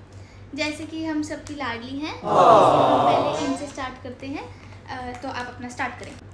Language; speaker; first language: Hindi; native; Hindi